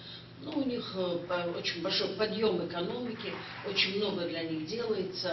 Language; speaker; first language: Russian; non-native, local second language; Kyrgyz